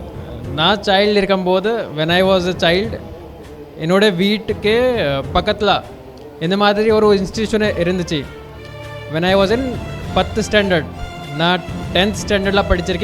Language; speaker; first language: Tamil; non-native, learner; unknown